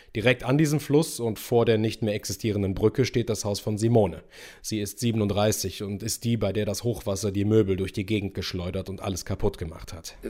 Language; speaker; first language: German; native; German